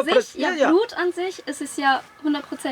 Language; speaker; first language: German; native; German